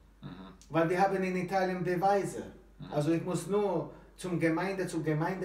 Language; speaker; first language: German; non-native, fluent; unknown